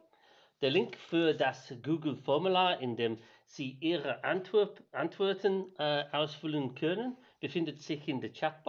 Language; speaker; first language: German; non-native, learner; English